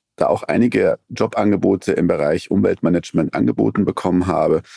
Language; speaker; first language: German; early bilingual, other home language; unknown